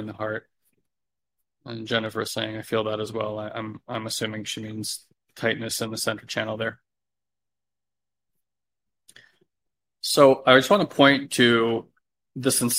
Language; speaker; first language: English; native; English